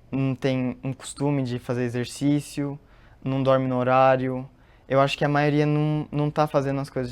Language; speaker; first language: Portuguese; early bilingual, heritage; Portuguese